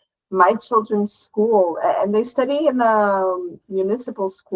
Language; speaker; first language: English; non-native, fluent; Portuguese